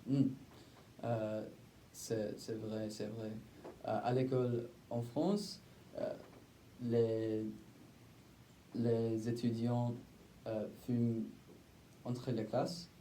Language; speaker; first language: French; non-native, learner; English